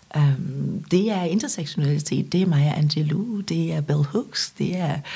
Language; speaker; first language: Danish; early bilingual, other home language; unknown